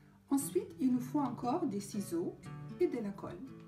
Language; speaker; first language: French; native; French